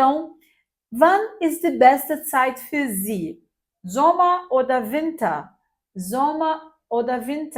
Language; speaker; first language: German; non-native, fluent; Portuguese